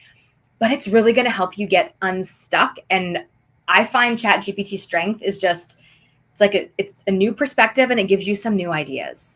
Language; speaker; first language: English; native; English